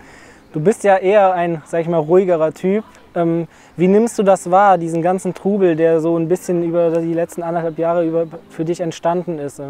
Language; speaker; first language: German; native; German